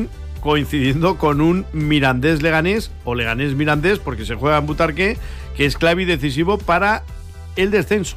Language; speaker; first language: Spanish; native; Spanish